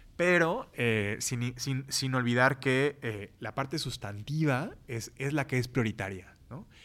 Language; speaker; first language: Spanish; native; Spanish